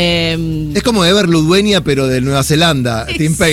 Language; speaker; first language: Spanish; native; Spanish